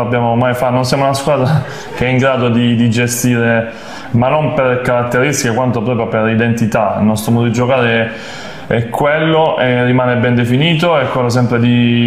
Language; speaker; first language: Italian; native; Italian